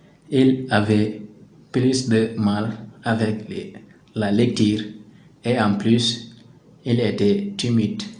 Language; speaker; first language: French; non-native, learner; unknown